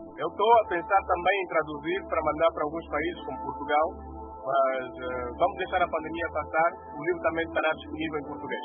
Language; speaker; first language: Portuguese; native; Portuguese